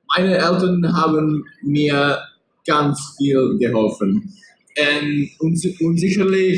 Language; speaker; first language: German; non-native, learner; Czech